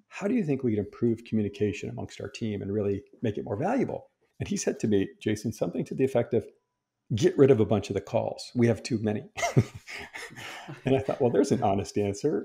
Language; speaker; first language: English; native; English